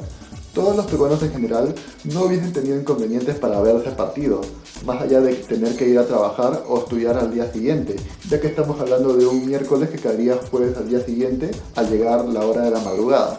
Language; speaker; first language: Spanish; native; Spanish